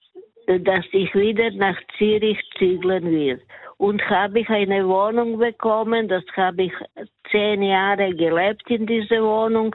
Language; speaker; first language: German; non-native, learner; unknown